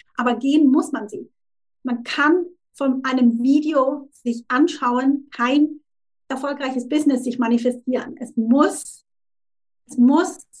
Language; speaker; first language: German; native; German